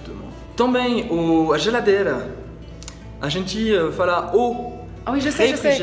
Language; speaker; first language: Portuguese; non-native, fluent; French